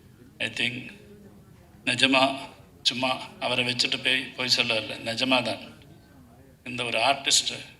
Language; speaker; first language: Tamil; non-native, learner; Malayalam